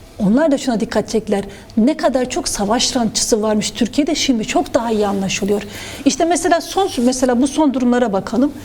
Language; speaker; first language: Turkish; non-native, local second language; Kurdish